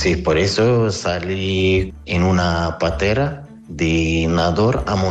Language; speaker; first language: Spanish; non-native, learner; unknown